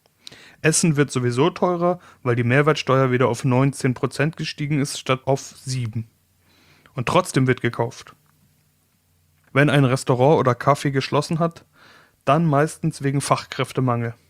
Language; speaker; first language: German; native; German